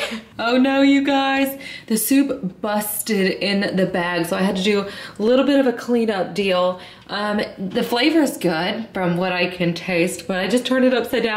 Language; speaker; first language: English; native; English